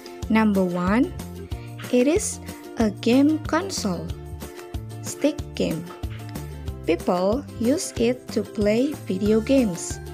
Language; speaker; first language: English; non-native, fluent; Indonesian